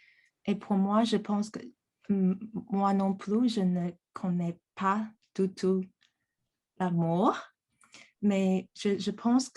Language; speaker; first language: French; non-native, fluent; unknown